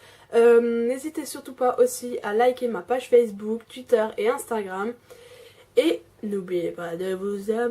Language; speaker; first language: French; native; French